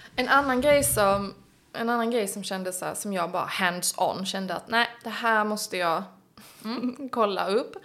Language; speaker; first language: Swedish; native; Swedish